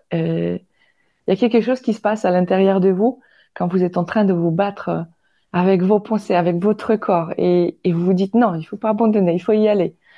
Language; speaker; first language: French; non-native, fluent; Polish